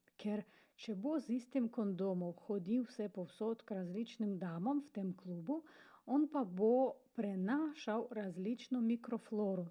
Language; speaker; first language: Slovenian; non-native, fluent; Ukrainian